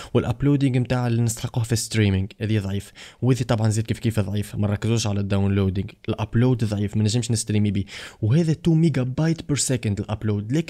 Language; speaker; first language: Arabic; native; Arabic